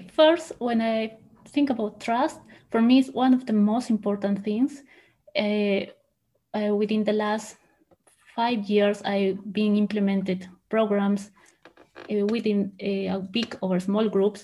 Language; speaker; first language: English; non-native, fluent; Spanish